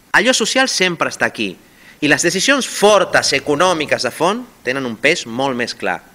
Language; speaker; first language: Catalan; non-native, fluent; Spanish